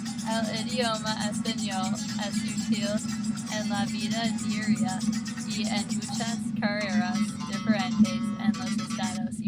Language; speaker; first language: Spanish; non-native, learner; English